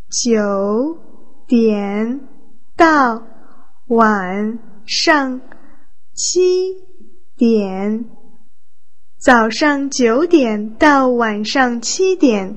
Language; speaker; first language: Chinese; non-native, fluent; Vietnamese